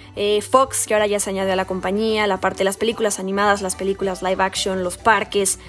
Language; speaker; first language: Spanish; native; Spanish